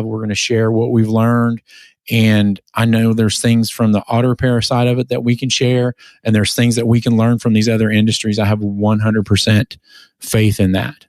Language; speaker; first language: English; native; English